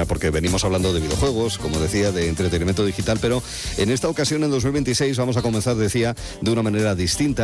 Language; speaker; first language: Spanish; native; Spanish